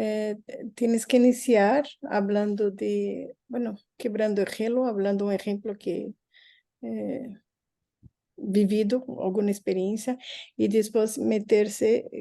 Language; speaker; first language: Spanish; non-native, learner; Portuguese